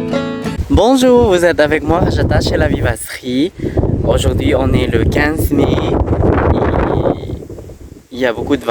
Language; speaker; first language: French; non-native, fluent; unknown